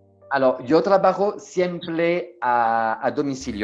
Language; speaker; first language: Spanish; non-native, learner; French